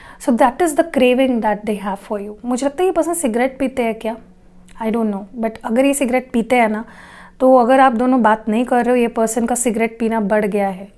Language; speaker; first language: Hindi; non-native, local second language; Marathi